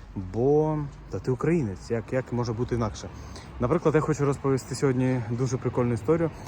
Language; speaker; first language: Ukrainian; non-native, local second language; Russian